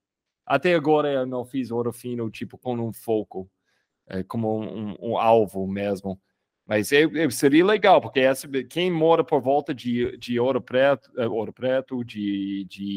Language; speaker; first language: Portuguese; non-native, fluent; English